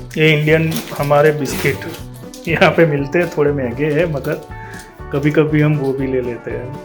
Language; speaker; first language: Hindi; non-native, local second language; Gujarati